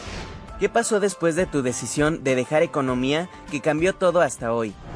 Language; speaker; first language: Spanish; native; Spanish